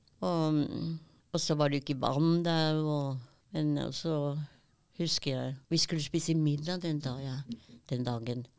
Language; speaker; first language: Norwegian; early bilingual, other home language; German